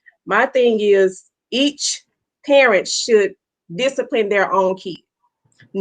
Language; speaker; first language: English; native; English